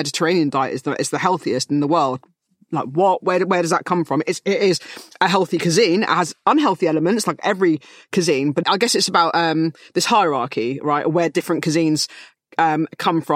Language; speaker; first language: English; native; English